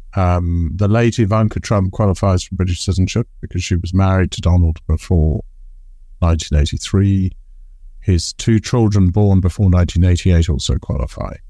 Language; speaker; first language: English; native; English